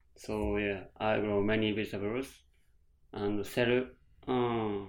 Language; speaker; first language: English; non-native, learner; Japanese